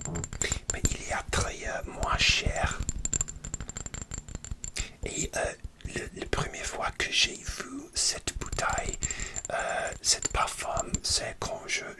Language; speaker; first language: French; non-native, learner; English